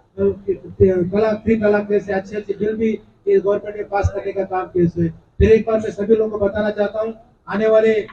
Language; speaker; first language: Hindi; non-native, local second language; Telugu